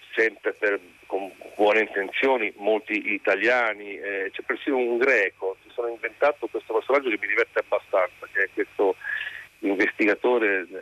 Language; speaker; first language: Italian; native; Italian